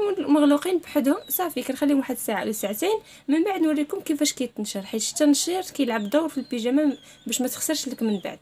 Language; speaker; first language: Arabic; native; Arabic